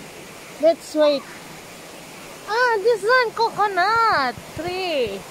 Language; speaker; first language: English; non-native, learner; Filipino